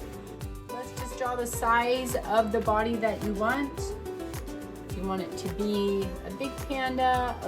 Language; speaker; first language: English; native; English